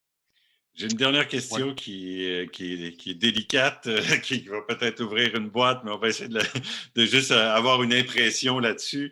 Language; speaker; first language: French; native; French